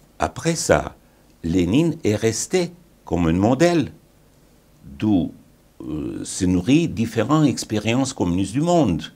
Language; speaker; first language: French; non-native, fluent; Romanian